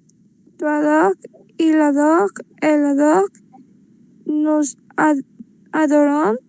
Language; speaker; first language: French; non-native, learner; Spanish